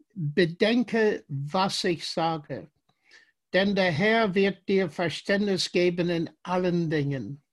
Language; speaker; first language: German; non-native, fluent; English